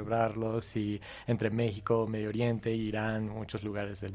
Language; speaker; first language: Spanish; non-native, fluent; English